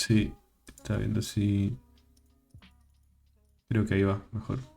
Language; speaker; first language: Spanish; native; Spanish